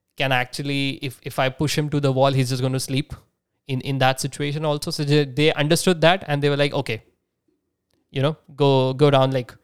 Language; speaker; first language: English; non-native, local second language; Marathi